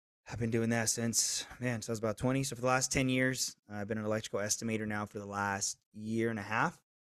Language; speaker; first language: English; early bilingual, other home language; Spanish